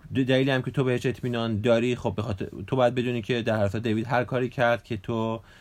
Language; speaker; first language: Persian; native; Persian